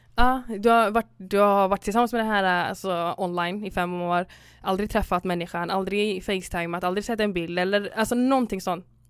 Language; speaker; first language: Swedish; early bilingual, other home language; Somali